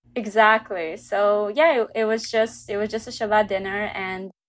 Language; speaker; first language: English; early bilingual, other home language; Russian